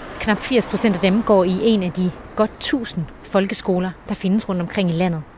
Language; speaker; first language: Danish; native; Danish